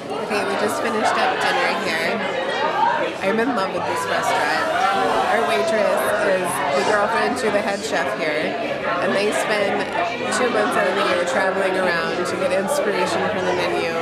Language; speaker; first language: English; native; English